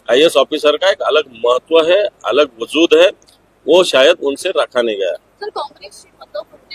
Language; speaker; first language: Hindi; non-native, local second language; Marathi